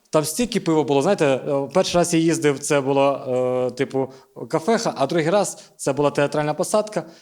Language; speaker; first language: Ukrainian; native; Ukrainian